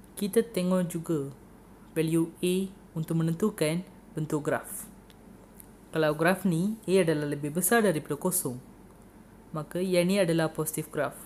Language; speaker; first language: Malay; non-native, local second language; Tamil